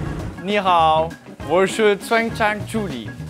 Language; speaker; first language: Chinese; non-native, learner; French